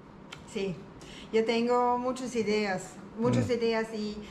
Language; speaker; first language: Spanish; non-native, learner; German